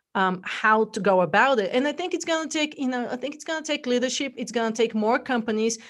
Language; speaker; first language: English; non-native, fluent; Bulgarian